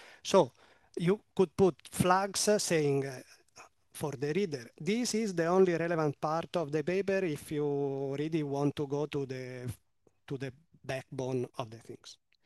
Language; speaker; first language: English; non-native, fluent; Italian